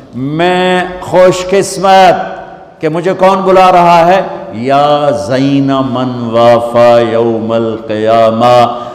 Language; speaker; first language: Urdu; non-native, local second language; Punjabi